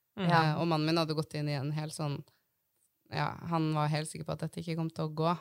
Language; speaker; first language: Norwegian; native; Norwegian